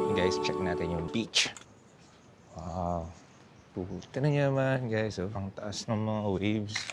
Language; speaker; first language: Filipino; non-native, local second language; Pampanga